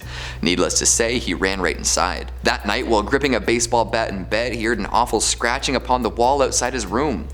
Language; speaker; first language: English; native; English